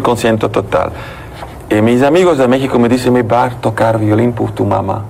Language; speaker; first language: Spanish; non-native, learner; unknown